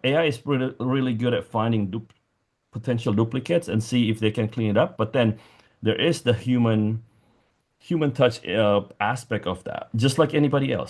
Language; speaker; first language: English; non-native, fluent; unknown